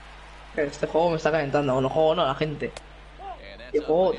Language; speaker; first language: Spanish; native; Spanish